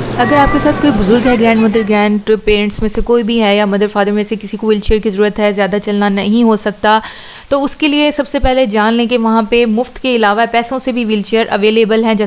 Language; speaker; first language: Urdu; non-native, local second language; Punjabi